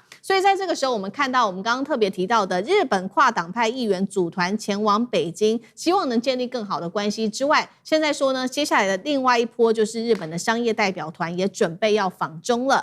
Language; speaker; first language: Chinese; native; Chinese